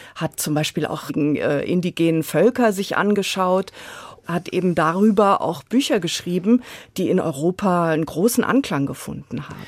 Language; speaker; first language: German; native; German